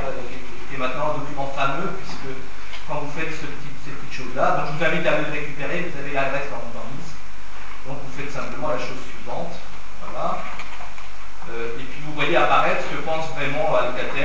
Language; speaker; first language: French; native; French